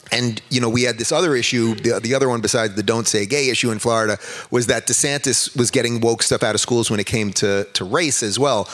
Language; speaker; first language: English; native; English